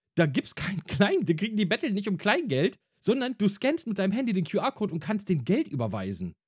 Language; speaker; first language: German; native; German